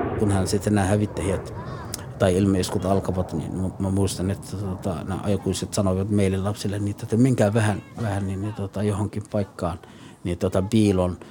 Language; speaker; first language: Finnish; non-native, fluent; Somali